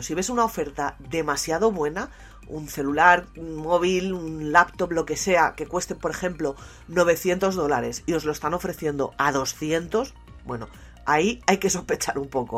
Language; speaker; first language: Spanish; native; Spanish